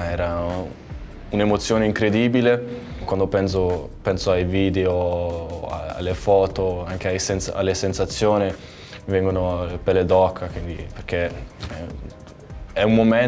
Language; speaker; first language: Italian; non-native, fluent; German